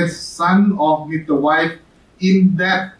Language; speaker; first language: English; non-native, fluent; Thai